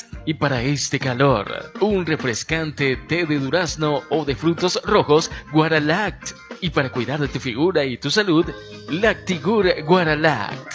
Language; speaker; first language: Spanish; native; Spanish